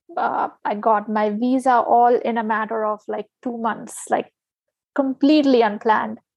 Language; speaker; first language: English; non-native, local second language; Hindi